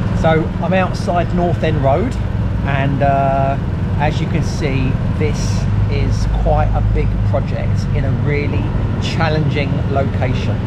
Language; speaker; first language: English; native; English